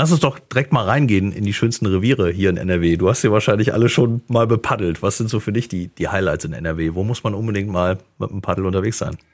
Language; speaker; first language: German; native; German